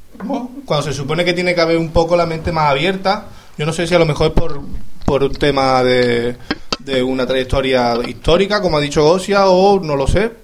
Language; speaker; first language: Spanish; native; Spanish